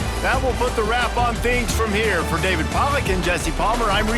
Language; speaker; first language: English; native; English